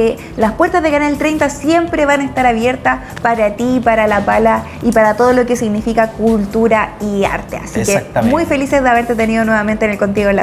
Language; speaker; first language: Spanish; native; Spanish